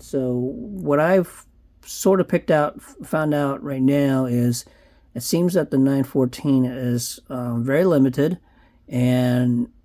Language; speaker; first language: English; native; English